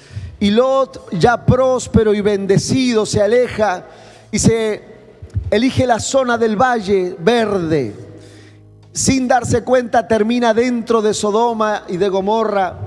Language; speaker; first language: Spanish; native; Spanish